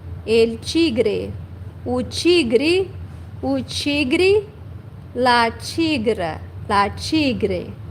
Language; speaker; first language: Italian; non-native, learner; Portuguese